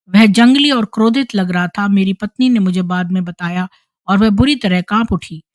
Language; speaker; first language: Hindi; native; Hindi